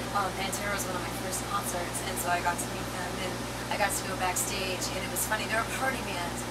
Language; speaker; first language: English; native; English